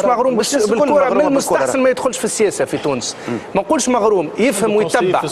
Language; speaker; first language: Arabic; native; Arabic